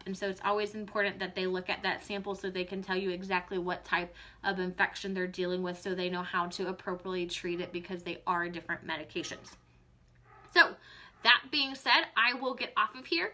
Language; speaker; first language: English; native; English